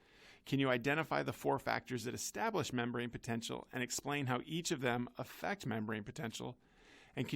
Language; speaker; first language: English; native; English